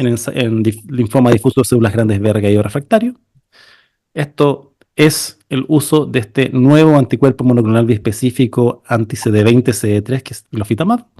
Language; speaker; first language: Spanish; native; Spanish